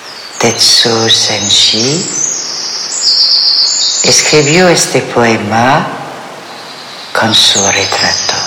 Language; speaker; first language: Spanish; non-native, fluent; French